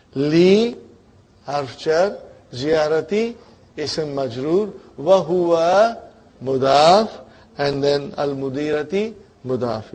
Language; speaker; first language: Arabic; non-native, fluent; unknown